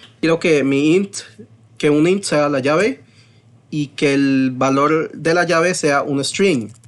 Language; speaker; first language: Spanish; early bilingual, heritage; Spanish